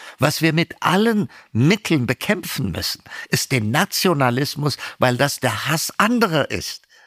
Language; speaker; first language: German; non-native, fluent; Amharic